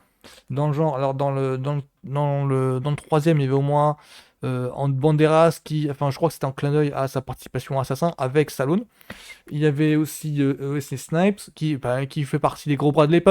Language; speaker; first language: French; native; French